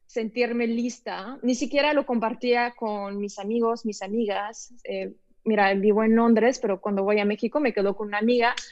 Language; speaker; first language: Spanish; early bilingual, other home language; French